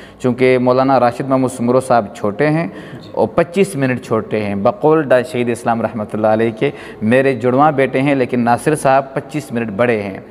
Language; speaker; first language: Urdu; non-native, local second language; Pashto